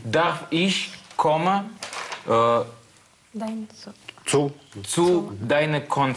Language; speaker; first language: German; non-native, learner; Russian